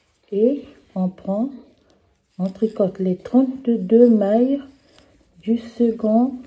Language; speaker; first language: French; native; French